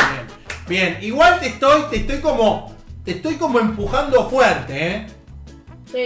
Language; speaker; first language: Spanish; native; Spanish